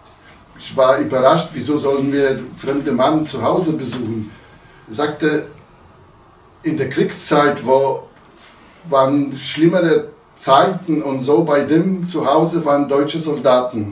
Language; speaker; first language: German; non-native, local second language; Polish